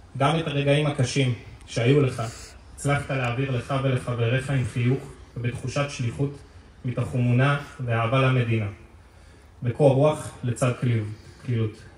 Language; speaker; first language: Hebrew; native; Hebrew